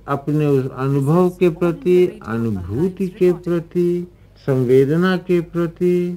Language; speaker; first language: Hindi; native; Hindi